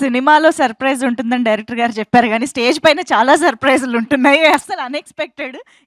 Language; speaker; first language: Telugu; native; Telugu